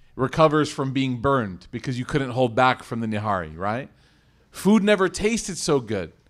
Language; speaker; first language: English; native; English